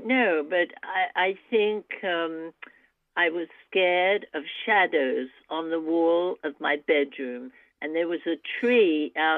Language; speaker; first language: English; native; English